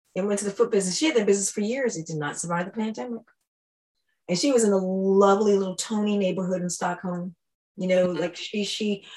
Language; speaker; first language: English; native; English